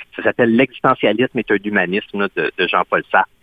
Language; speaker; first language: French; native; French